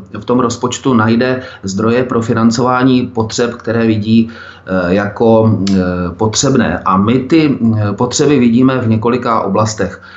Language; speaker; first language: Czech; native; Czech